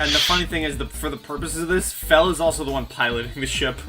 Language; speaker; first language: English; native; English